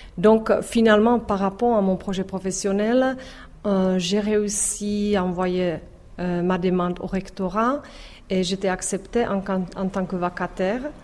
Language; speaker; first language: French; non-native, fluent; Czech